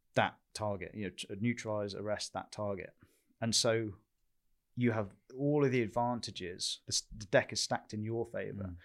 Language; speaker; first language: English; native; English